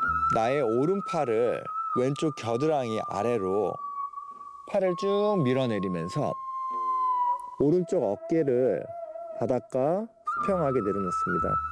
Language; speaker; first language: Korean; native; Korean